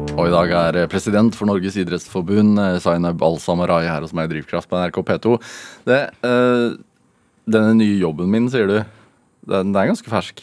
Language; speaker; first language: Norwegian; native; Norwegian